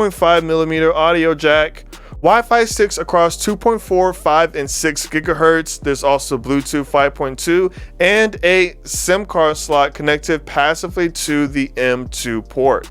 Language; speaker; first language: English; native; English